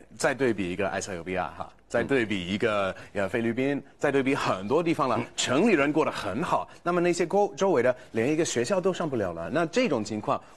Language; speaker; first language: Chinese; non-native, fluent; English